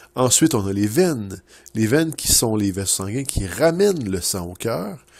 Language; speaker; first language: French; native; French